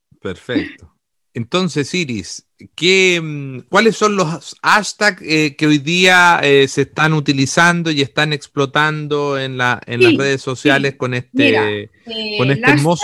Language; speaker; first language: Spanish; native; Spanish